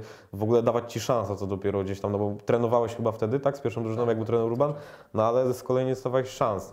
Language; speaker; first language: Polish; native; Polish